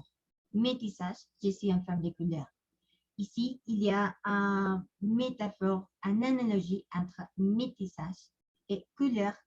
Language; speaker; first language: French; non-native, learner; Spanish